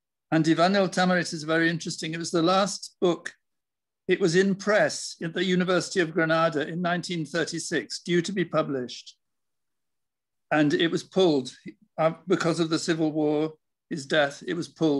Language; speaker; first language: English; native; English